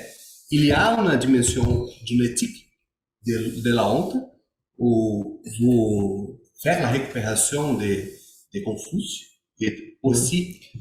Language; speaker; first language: French; non-native, learner; Portuguese